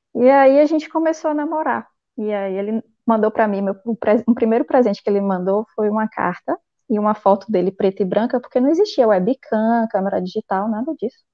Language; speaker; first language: Portuguese; native; Portuguese